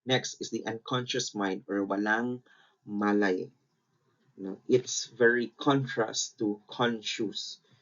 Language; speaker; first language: English; non-native, local second language; Filipino